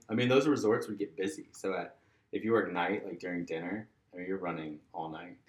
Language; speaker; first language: English; native; English